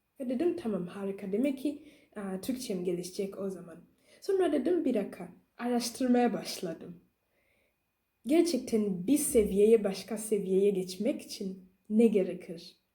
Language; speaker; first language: Turkish; non-native, learner; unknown